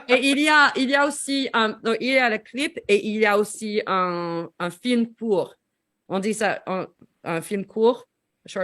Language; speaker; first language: French; non-native, learner; English